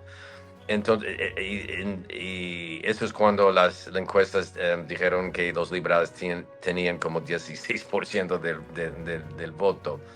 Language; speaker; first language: Spanish; non-native, fluent; English